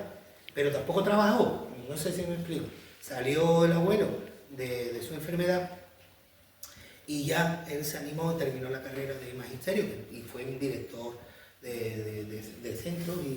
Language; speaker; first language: Spanish; native; Spanish